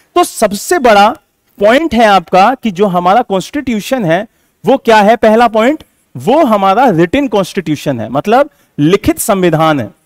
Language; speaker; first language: Hindi; native; Hindi